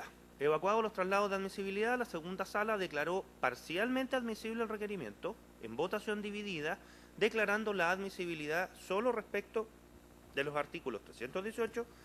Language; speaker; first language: Spanish; native; Spanish